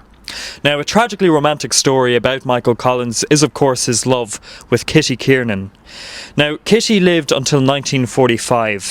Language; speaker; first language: English; native; English